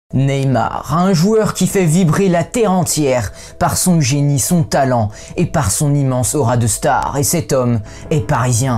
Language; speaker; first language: French; native; French